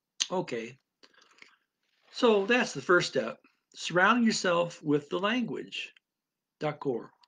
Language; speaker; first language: English; native; English